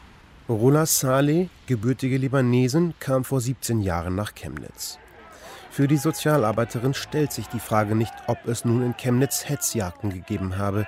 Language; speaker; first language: German; native; German